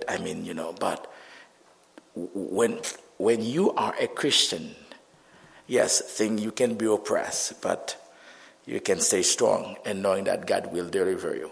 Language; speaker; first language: English; non-native, fluent; Haitian Creole